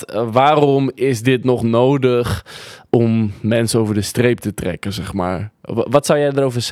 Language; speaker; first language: Dutch; native; Dutch